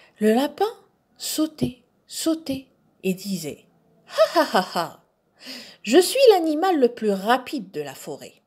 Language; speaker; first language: French; non-native, local second language; Arabic